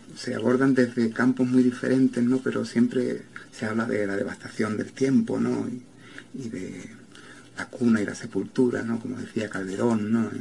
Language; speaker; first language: Spanish; native; Spanish